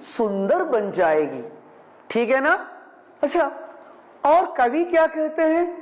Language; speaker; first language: Hindi; non-native, local second language; Malayalam